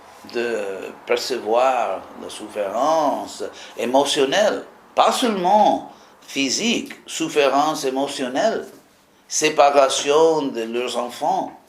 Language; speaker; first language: French; non-native, fluent; English